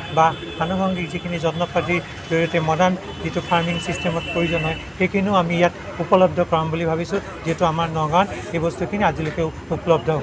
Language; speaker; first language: Assamese; native; Assamese